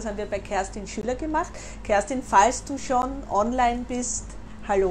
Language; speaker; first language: German; native; German